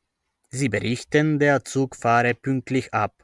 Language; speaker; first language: German; non-native, fluent; Macedonian